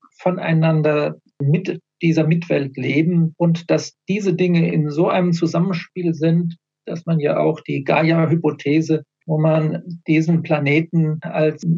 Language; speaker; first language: German; native; German